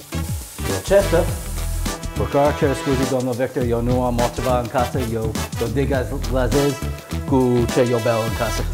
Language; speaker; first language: Romanian; non-native, learner; English